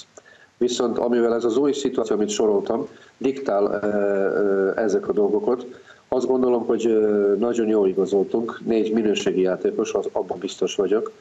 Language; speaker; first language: Hungarian; non-native, fluent; Serbian